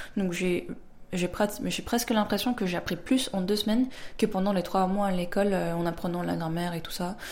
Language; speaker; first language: French; early bilingual, other home language; Korean